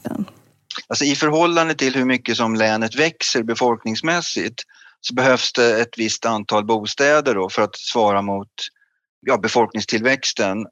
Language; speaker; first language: Swedish; native; Swedish